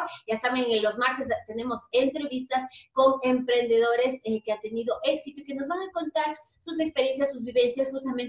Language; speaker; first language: Spanish; native; Spanish